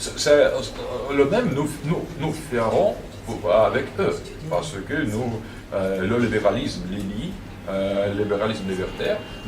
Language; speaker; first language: French; non-native, fluent; Russian